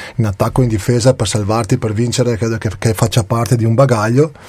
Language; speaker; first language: Italian; native; Italian